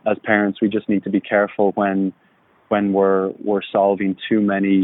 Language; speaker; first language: English; native; English